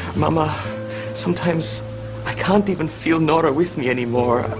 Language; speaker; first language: English; non-native, fluent; Italian